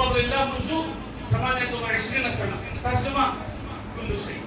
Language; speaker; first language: Arabic; non-native, fluent; Urdu